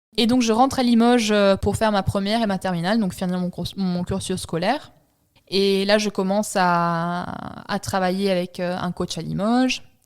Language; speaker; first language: French; early bilingual, other home language; Italian